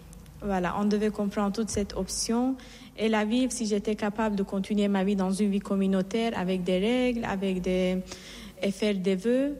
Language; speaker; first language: French; non-native, fluent; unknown